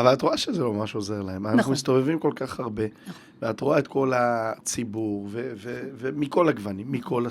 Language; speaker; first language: Hebrew; native; Hebrew